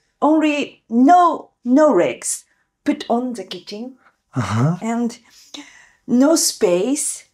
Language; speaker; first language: English; non-native, learner; Japanese